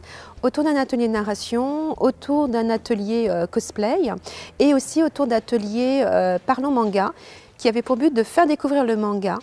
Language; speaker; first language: French; native; French